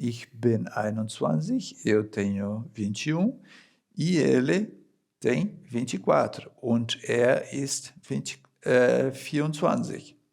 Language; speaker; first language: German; non-native, fluent; Portuguese